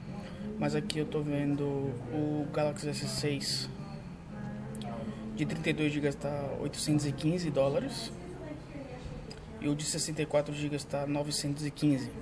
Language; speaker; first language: Portuguese; native; Portuguese